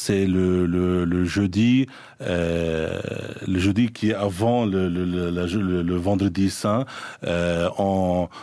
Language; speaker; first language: French; non-native, fluent; Spanish